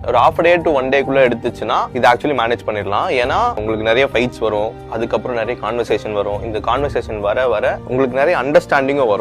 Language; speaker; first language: Tamil; native; Tamil